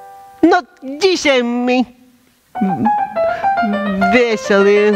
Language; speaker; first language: Polish; non-native, learner; Russian